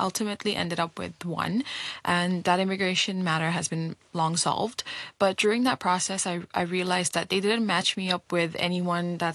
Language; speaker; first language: English; non-native, local second language; Nepali